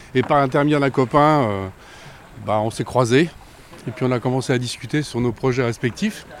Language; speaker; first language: French; native; French